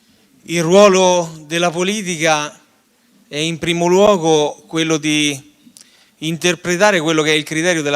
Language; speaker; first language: Italian; native; Italian